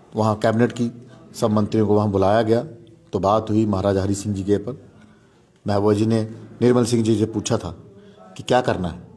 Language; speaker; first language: Hindi; non-native, local second language; Dogri